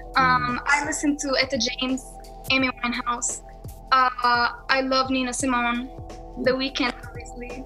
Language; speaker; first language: English; non-native, fluent; Arabic